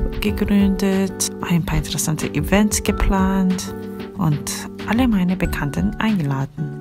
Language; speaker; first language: German; non-native, fluent; Korean